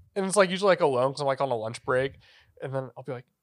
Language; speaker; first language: English; native; English